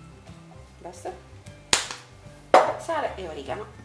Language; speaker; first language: Italian; native; Italian